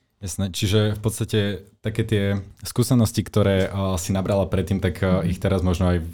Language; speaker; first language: Slovak; native; Slovak